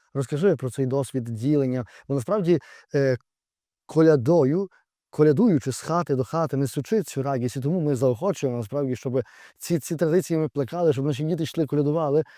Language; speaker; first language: Ukrainian; native; Ukrainian